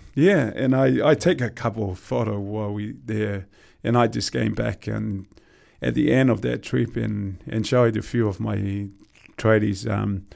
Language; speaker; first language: English; non-native, fluent; Tongan